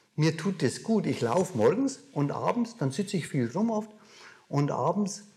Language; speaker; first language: German; native; German